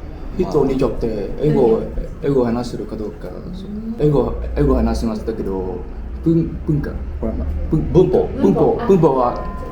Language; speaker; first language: Japanese; non-native, learner; Vietnamese